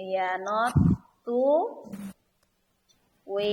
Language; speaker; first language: English; non-native, learner; Indonesian